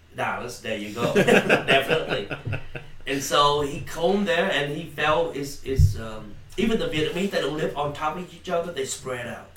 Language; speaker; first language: English; non-native, fluent; Vietnamese